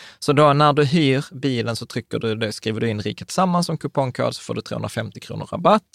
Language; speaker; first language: Swedish; native; Swedish